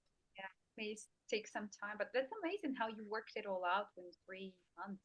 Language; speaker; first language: English; non-native, fluent; Russian